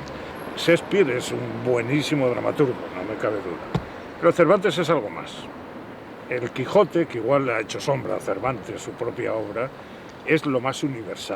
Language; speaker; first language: Spanish; native; Spanish